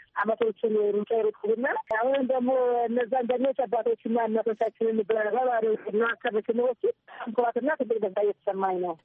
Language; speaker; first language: Amharic; non-native, local second language; Oromo